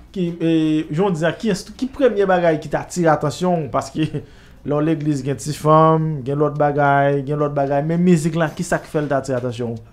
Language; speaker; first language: Haitian Creole; native; Haitian Creole